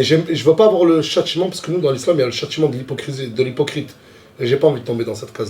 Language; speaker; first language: French; native; French